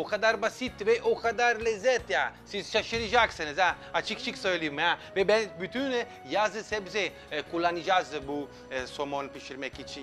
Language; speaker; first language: Turkish; non-native, fluent; Italian